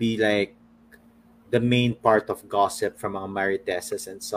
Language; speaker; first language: English; non-native, local second language; Filipino